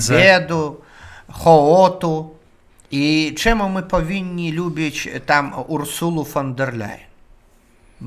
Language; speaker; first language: Polish; non-native, learner; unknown